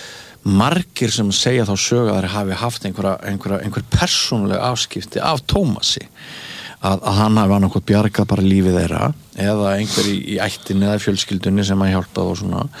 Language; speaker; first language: Icelandic; native; Icelandic